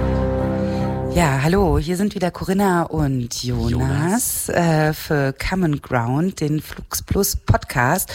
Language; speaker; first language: German; native; German